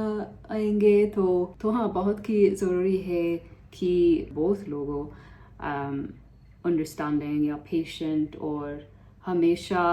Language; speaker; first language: Hindi; non-native, learner; English